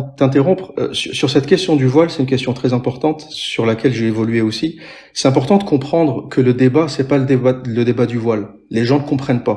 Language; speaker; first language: French; native; French